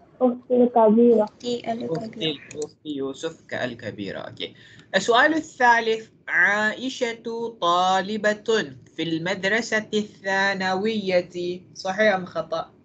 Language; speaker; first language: Arabic; non-native, fluent; Malay